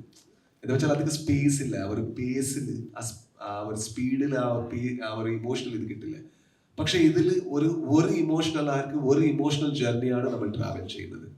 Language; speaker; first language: Malayalam; non-native, learner; Kannada